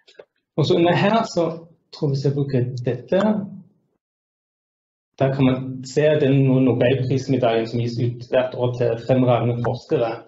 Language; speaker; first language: Norwegian; non-native, fluent; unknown